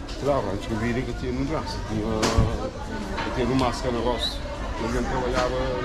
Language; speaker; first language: Portuguese; non-native, local second language; Kabuverdianu